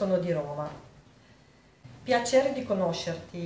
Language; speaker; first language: Italian; non-native, fluent; Polish